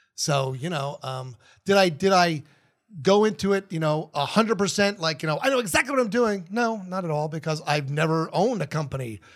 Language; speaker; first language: English; native; English